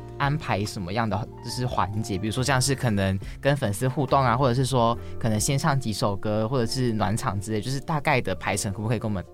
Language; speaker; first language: Chinese; native; Chinese